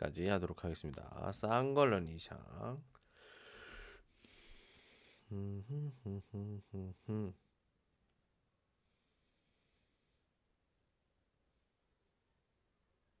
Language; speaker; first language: Chinese; non-native, learner; Korean